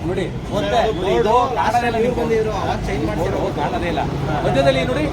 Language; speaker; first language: Kannada; native; Kannada